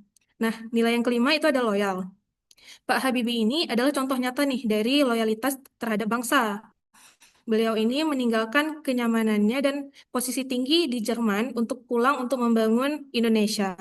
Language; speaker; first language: Indonesian; native; Indonesian